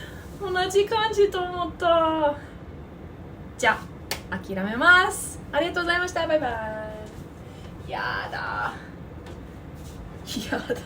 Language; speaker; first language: Japanese; non-native, learner; English